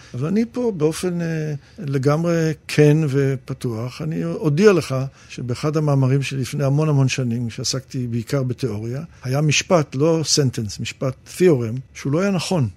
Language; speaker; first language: Hebrew; early bilingual, other home language; English